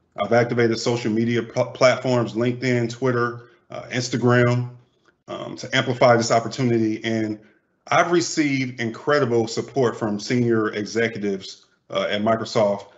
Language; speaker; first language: English; native; English